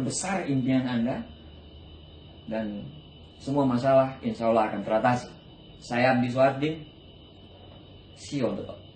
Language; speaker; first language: Indonesian; native; Indonesian